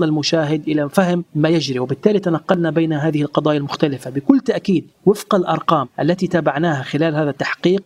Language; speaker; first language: Arabic; native; Arabic